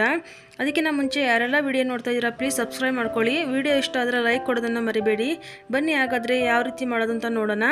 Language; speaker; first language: Kannada; native; Kannada